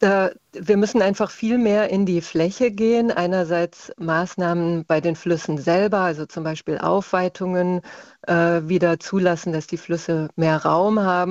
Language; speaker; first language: German; native; German